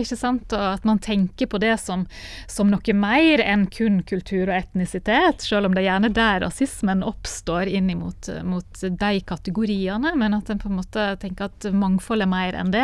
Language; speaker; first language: Norwegian; native; Norwegian